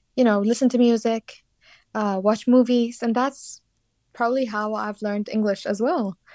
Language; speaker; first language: English; non-native, fluent; Kurdish